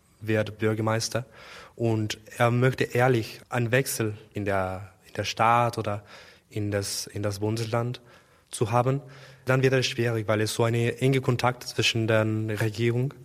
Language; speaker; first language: German; non-native, learner; Spanish